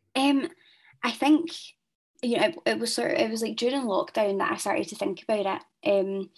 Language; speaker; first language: English; native; English